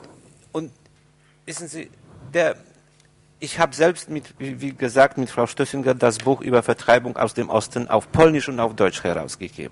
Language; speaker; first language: German; non-native, fluent; Polish